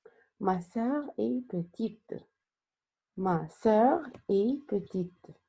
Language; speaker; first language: French; non-native, fluent; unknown